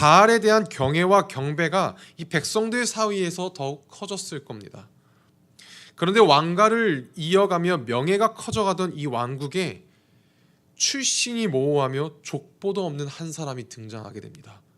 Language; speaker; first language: Korean; native; Korean